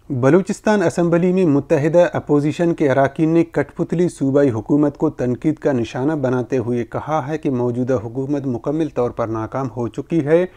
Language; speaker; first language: Urdu; non-native, local second language; Baluchi